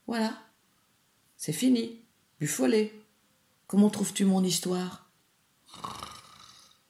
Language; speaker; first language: French; native; French